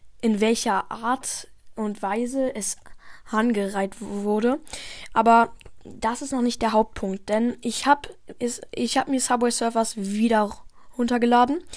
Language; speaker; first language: German; native; German